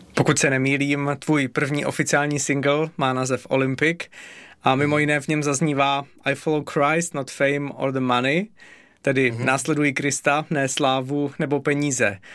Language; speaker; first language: Czech; native; Czech